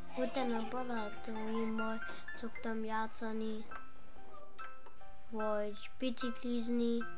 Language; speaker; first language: Hungarian; early bilingual, heritage; Hungarian